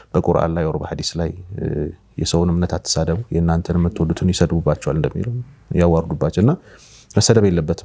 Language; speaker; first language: Amharic; native; Amharic